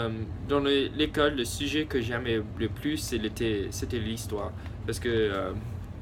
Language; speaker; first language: French; early bilingual, heritage; English